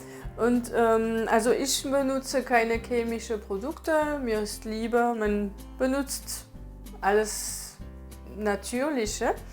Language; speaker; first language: German; non-native, fluent; French